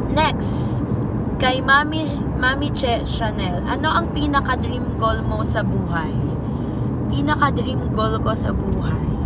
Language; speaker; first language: Filipino; non-native, local second language; Waray